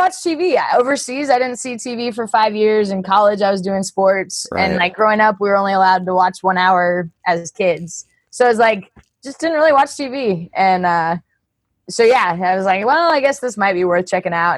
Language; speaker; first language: English; native; English